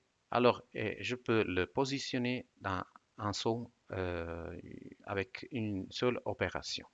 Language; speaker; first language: French; non-native, fluent; Italian